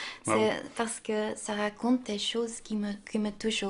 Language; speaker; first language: French; non-native, local second language; Dutch